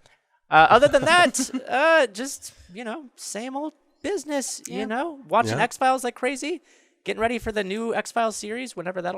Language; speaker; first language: English; native; English